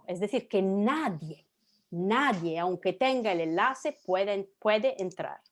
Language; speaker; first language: Spanish; non-native, fluent; Italian